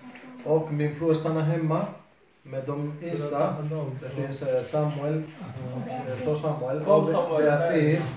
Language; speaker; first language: Swedish; non-native, fluent; Spanish